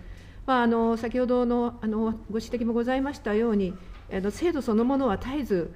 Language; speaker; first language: Japanese; native; Japanese